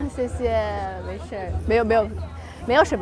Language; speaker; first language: Chinese; non-native, fluent; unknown